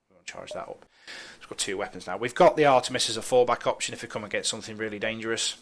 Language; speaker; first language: English; native; English